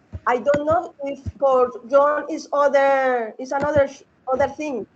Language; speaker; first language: English; non-native, learner; Spanish